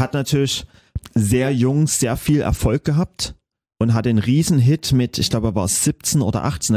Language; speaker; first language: German; native; German